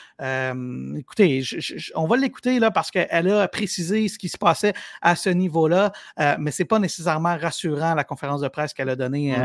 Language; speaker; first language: French; native; French